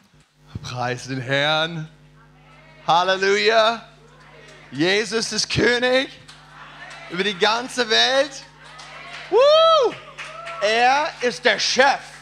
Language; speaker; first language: German; non-native, learner; English